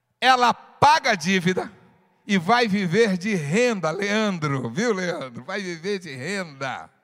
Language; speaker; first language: Portuguese; native; Portuguese